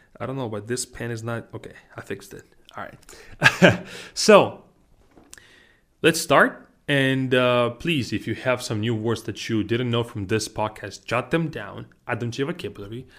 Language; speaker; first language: English; non-native, fluent; Russian